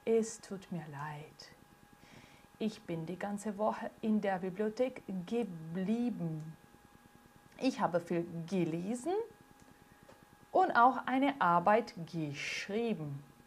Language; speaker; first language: German; non-native, fluent; Portuguese